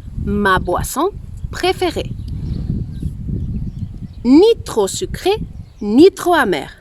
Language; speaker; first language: French; non-native, fluent; Spanish